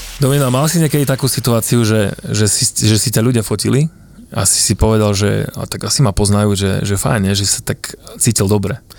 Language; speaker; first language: Slovak; native; Slovak